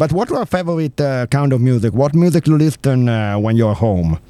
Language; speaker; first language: English; non-native, learner; Italian